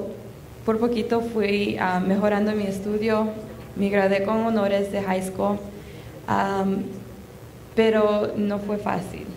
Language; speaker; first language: Spanish; early bilingual, heritage; Spanish